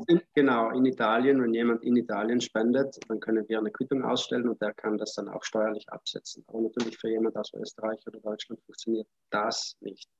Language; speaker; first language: German; native; German